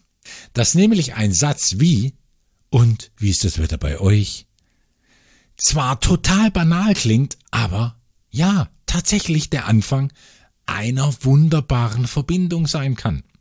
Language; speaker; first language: German; native; German